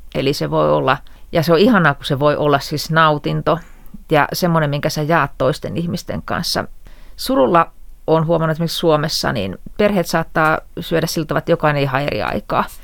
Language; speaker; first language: Finnish; native; Finnish